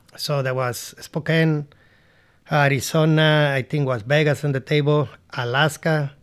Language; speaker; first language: English; non-native, learner; Spanish